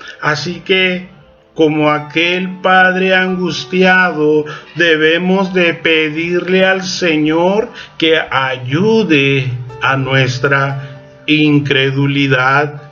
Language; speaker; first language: Spanish; native; Spanish